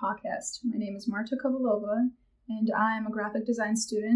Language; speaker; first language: English; non-native, fluent; Russian